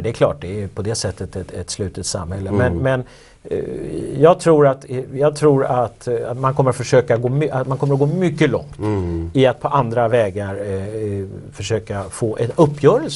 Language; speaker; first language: Swedish; native; Swedish